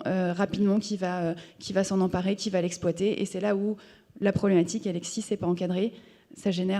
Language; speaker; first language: French; native; French